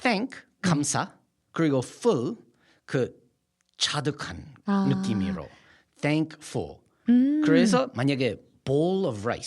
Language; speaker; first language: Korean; non-native, fluent; English